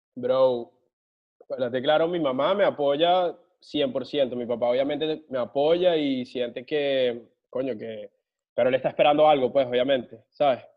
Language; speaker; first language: Spanish; native; Spanish